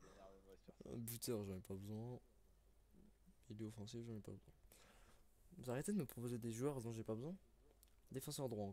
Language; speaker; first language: French; native; French